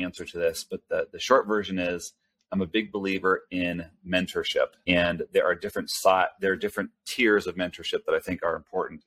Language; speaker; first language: English; early bilingual, other home language; Spanish